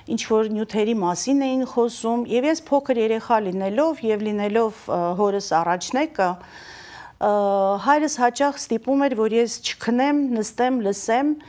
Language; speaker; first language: Armenian; native; Armenian